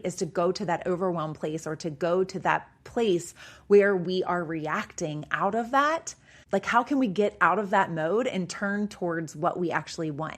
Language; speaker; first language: English; native; English